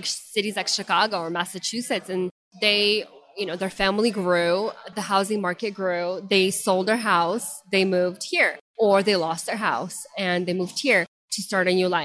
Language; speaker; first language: English; non-native, fluent; Russian